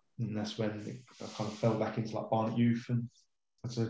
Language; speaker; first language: English; native; English